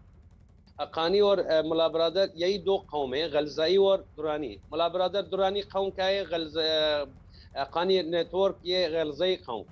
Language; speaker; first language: Hindi; non-native, learner; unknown